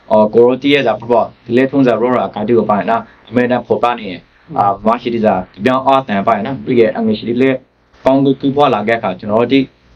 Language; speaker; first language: Burmese; native; Burmese